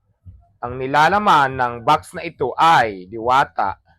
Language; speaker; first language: Filipino; non-native, local second language; Hiligaynon